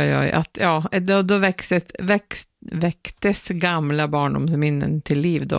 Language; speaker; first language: Swedish; native; Swedish